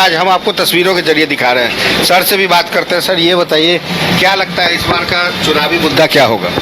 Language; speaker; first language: Hindi; native; Hindi